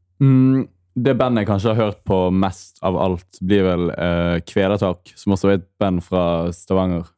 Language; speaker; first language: Norwegian; native; Norwegian